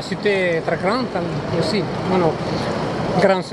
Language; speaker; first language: French; non-native, learner; Italian